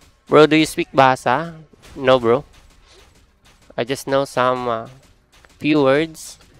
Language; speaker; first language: English; non-native, local second language; Filipino